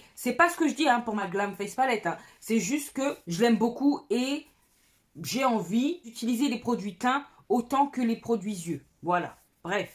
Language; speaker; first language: French; native; French